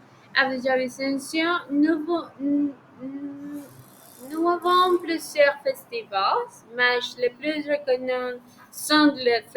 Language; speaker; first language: French; non-native, learner; Spanish